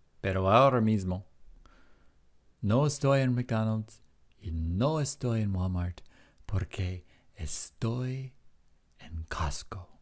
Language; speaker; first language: Spanish; non-native, fluent; English